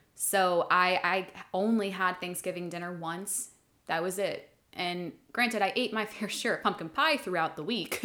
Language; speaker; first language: English; native; English